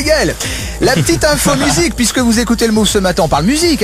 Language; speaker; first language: French; native; French